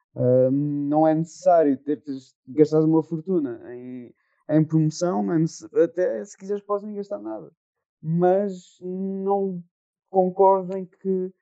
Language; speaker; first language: Portuguese; native; Portuguese